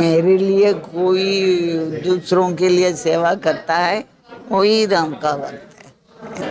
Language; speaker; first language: Hindi; non-native, local second language; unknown